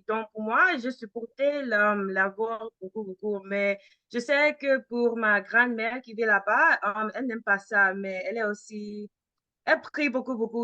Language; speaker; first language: French; early bilingual, heritage; French